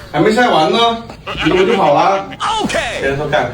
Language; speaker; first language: Chinese; native; Chinese